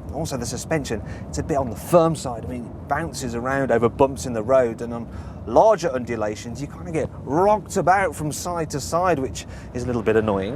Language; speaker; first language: English; native; English